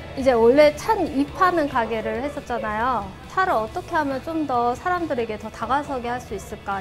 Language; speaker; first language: Korean; native; Korean